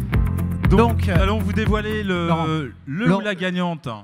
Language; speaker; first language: French; native; French